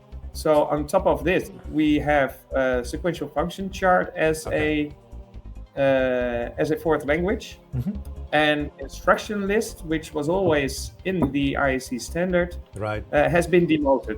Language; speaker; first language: English; non-native, fluent; Dutch